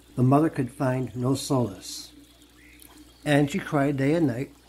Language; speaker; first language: English; native; English